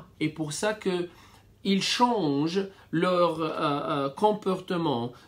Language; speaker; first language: French; non-native, fluent; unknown